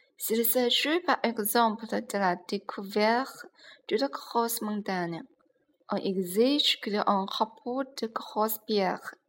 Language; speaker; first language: French; non-native, learner; Chinese